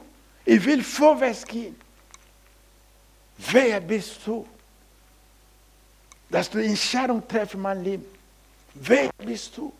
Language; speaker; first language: German; non-native, learner; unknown